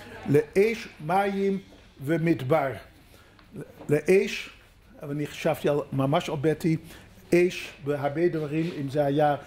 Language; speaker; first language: Hebrew; non-native, fluent; Dutch